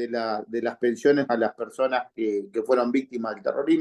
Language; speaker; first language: Spanish; native; Spanish